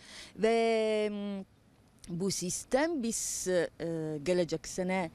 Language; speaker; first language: Turkish; non-native, learner; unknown